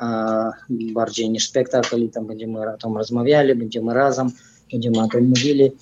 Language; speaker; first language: Polish; non-native, fluent; Russian